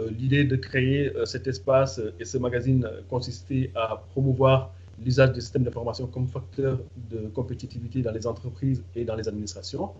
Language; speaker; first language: French; non-native, local second language; Fula